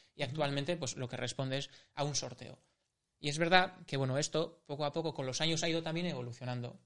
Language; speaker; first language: Spanish; native; Spanish